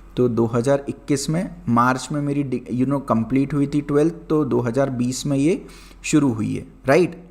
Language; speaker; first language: Hindi; native; Hindi